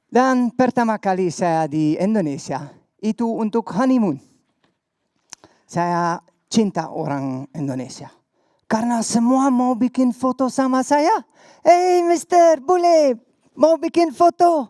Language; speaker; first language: Indonesian; non-native, learner; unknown